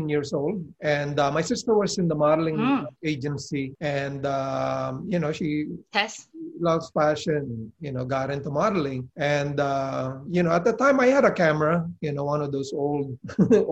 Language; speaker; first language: English; non-native, local second language; Filipino